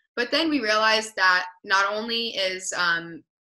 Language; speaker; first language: English; native; English